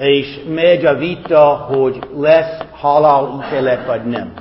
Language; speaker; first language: Hungarian; non-native, fluent; English